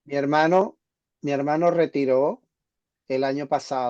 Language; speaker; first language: Spanish; native; Spanish